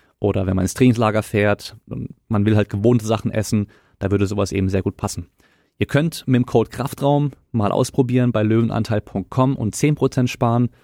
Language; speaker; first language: German; native; German